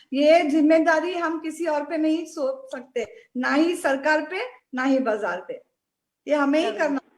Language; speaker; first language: Hindi; non-native, local second language; Marathi